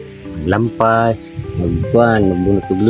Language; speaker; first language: Filipino; non-native, local second language; Cebuano